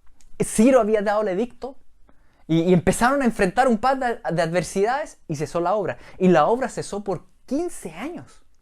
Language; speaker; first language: Spanish; native; Spanish